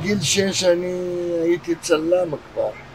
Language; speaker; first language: Hebrew; early bilingual, other home language; Arabic